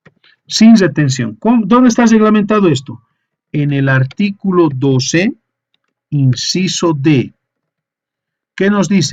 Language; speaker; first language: Spanish; native; Spanish